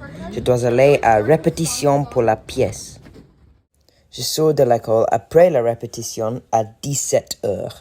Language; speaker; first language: French; non-native, learner; English